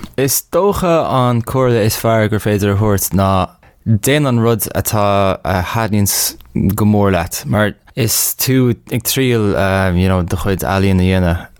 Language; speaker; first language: Irish; non-native, local second language; English